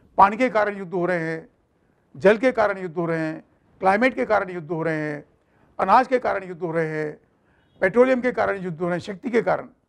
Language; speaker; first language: Hindi; non-native, local second language; Marathi